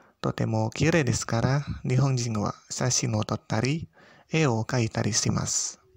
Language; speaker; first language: Japanese; non-native, fluent; Indonesian